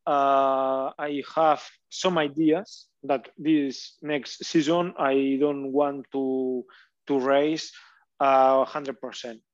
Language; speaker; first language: English; non-native, learner; Catalan